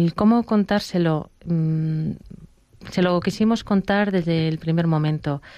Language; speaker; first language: Spanish; native; Spanish